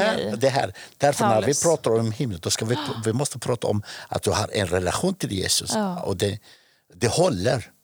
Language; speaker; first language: Swedish; non-native, fluent; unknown